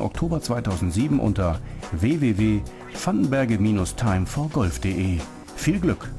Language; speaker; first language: German; native; German